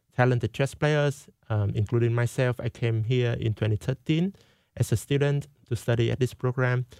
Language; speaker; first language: English; non-native, fluent; Vietnamese